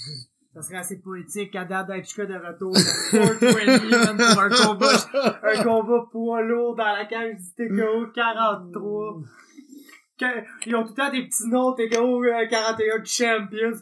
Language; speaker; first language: French; native; French